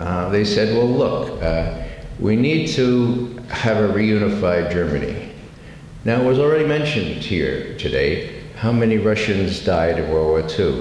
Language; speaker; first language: English; native; English